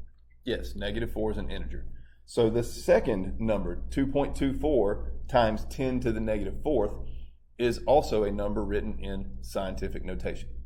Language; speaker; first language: English; native; English